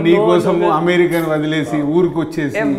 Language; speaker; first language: Telugu; native; Telugu